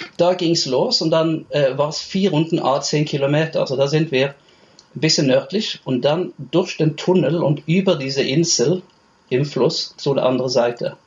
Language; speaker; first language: German; non-native, fluent; Norwegian